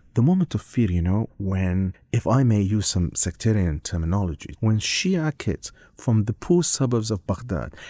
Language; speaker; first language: English; non-native, fluent; Arabic